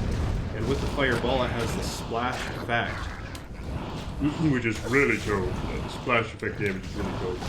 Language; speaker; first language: English; native; English